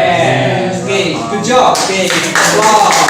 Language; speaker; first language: English; non-native, learner; Indonesian